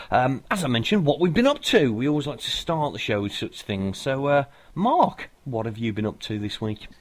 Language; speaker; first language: English; native; English